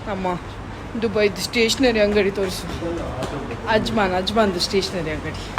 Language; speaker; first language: Kannada; non-native, local second language; Tulu